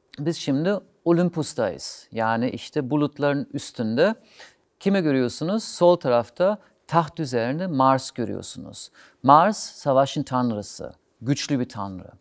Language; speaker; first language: Turkish; non-native, fluent; German